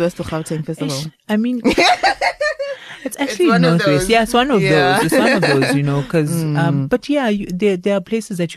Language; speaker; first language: English; non-native, local second language; Zulu